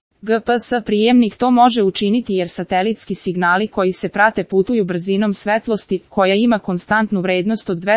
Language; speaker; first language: Croatian; native; Croatian